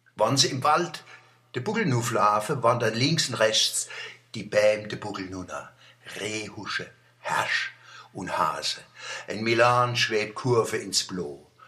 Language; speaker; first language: German; native; German